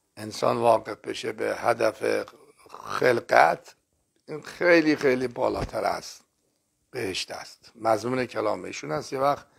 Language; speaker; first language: Persian; non-native, local second language; Azerbaijani